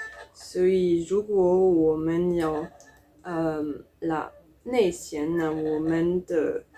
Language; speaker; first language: Chinese; non-native, learner; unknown